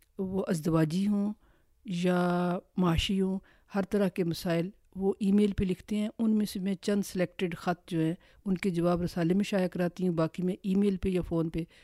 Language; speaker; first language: Urdu; native; Urdu